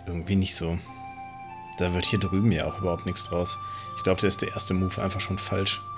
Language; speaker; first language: German; native; German